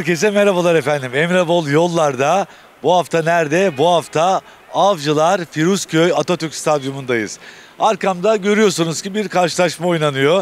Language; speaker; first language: Turkish; native; Turkish